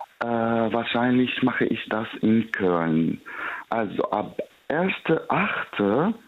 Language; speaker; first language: German; non-native, fluent; Arabic